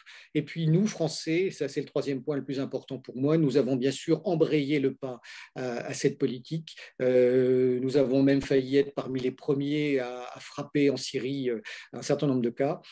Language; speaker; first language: French; native; French